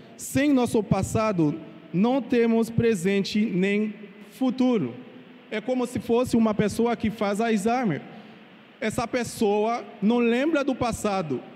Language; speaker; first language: Portuguese; non-native, fluent; Haitian Creole